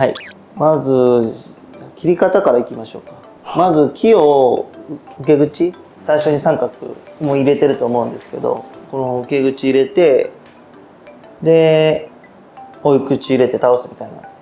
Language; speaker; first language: Japanese; native; Japanese